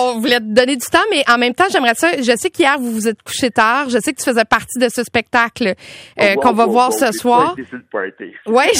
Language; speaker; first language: French; native; French